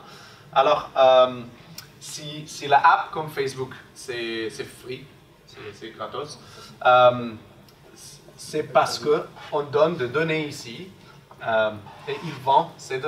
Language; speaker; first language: French; non-native, fluent; Spanish